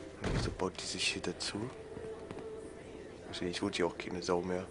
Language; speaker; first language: German; native; German